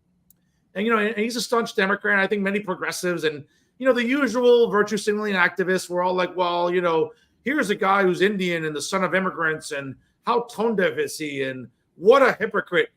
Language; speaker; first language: English; native; English